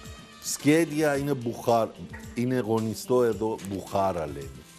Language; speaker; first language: Greek; non-native, learner; Persian